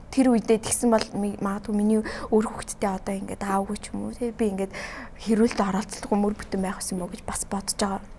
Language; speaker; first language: Mongolian; native; Mongolian